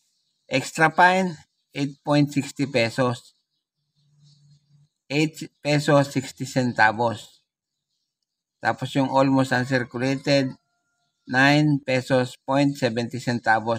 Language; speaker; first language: Filipino; native; Filipino